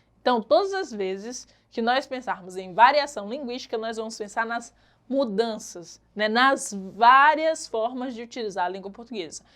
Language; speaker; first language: Portuguese; native; Portuguese